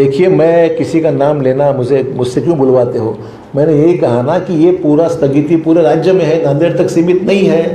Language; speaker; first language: Hindi; non-native, local second language; Marathi